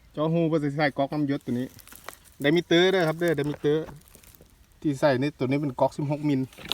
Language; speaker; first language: Thai; native; Thai